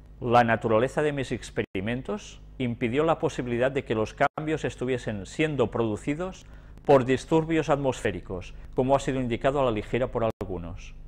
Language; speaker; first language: Spanish; native; Spanish